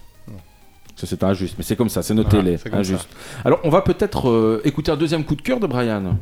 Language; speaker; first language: French; native; French